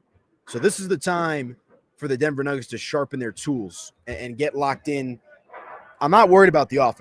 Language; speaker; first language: English; native; English